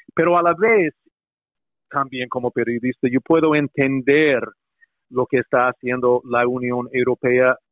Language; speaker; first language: Spanish; non-native, fluent; English